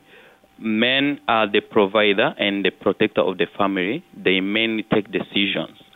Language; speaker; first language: English; non-native, local second language; Kinyarwanda